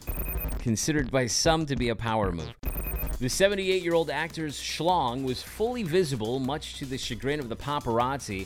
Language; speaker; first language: English; native; English